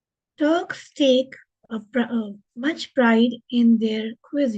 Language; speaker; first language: English; non-native, local second language; Hindi